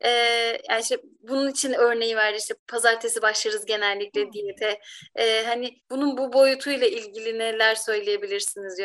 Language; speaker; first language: Turkish; native; Turkish